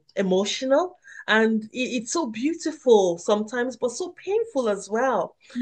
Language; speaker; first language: English; non-native, local second language; Yoruba